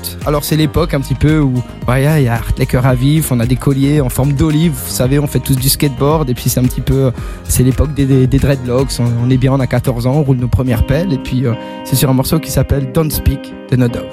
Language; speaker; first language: French; native; French